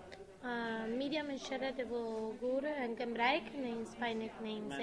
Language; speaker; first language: Welsh; non-native, learner; Spanish